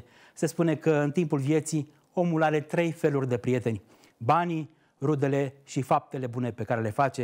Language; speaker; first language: Romanian; native; Romanian